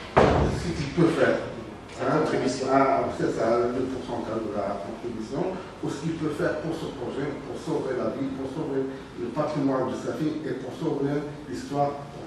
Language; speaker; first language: French; non-native, local second language; Arabic